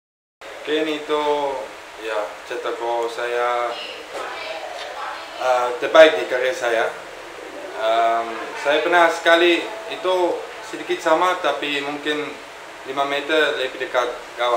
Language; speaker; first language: Indonesian; non-native, fluent; Dutch